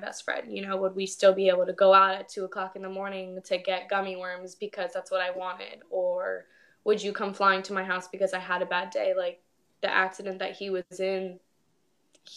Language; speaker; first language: English; native; English